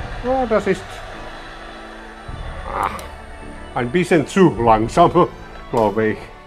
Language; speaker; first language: German; non-native, learner; Finnish